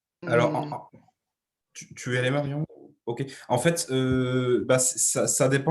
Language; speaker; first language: French; native; French